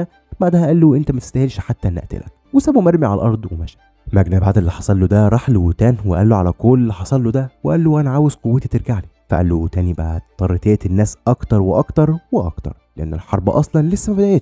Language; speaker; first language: Arabic; native; Arabic